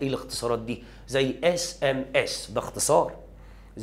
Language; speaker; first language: Arabic; native; Arabic